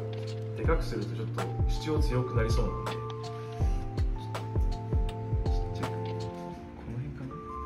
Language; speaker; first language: Japanese; native; Japanese